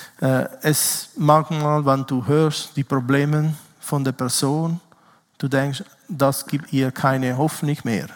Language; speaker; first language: German; non-native, fluent; Italian